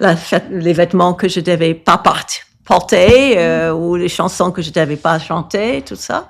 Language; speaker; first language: French; non-native, fluent; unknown